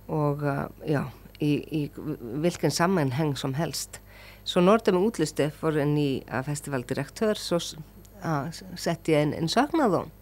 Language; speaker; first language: Norwegian; non-native, fluent; Icelandic